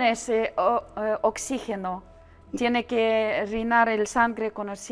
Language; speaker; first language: Spanish; non-native, learner; Russian